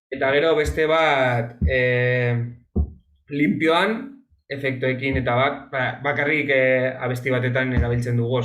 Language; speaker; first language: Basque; non-native, local second language; Spanish